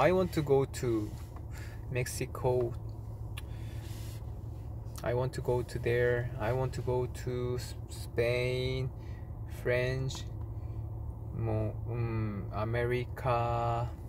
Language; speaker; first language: English; non-native, learner; Korean